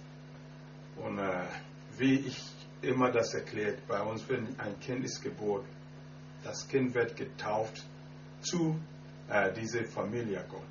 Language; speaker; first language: German; non-native, fluent; Akan